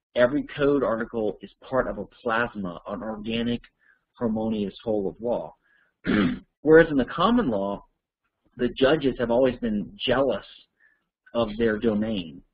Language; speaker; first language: English; native; English